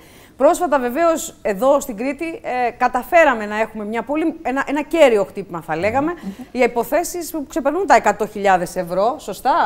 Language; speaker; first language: Greek; native; Greek